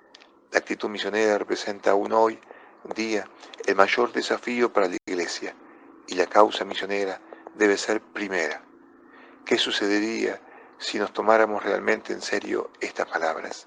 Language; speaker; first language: Spanish; non-native, fluent; Italian